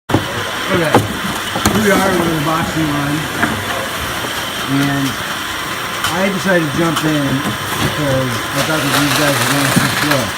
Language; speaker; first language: English; native; English